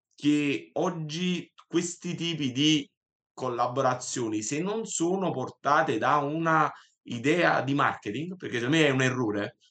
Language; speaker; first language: Italian; native; Italian